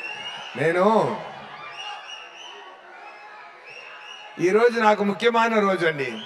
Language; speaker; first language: Telugu; non-native, fluent; Tamil